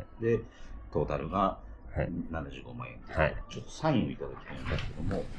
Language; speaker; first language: Japanese; native; Japanese